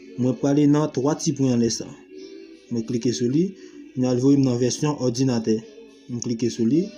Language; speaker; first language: Haitian Creole; native; Haitian Creole